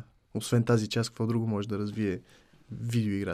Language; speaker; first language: Bulgarian; native; Bulgarian